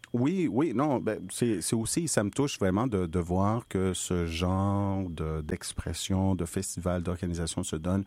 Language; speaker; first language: French; non-native, fluent; Spanish